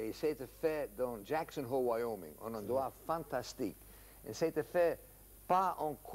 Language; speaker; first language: French; non-native, learner; English